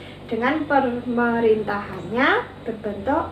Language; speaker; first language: Indonesian; native; Indonesian